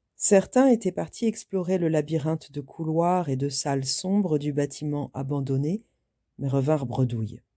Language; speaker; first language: French; native; French